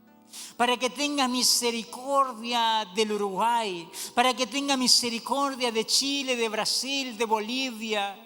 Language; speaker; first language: Spanish; native; Spanish